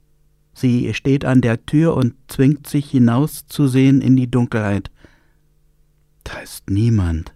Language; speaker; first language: German; native; German